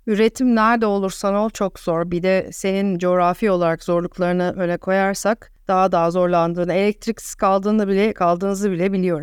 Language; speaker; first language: Turkish; native; Turkish